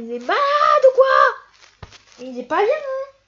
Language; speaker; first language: French; native; French